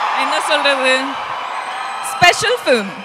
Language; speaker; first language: Tamil; non-native, learner; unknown